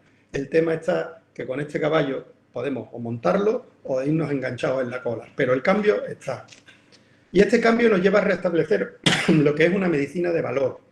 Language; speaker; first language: Spanish; native; Spanish